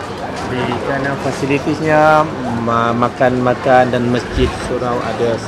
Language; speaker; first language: Indonesian; non-native, learner; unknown